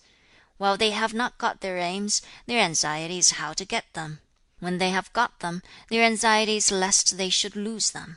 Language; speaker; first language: English; non-native, fluent; Chinese